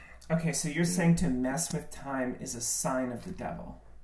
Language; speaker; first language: English; native; English